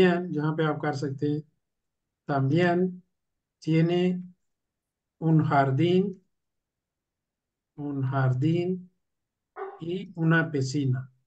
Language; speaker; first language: Spanish; non-native, fluent; Urdu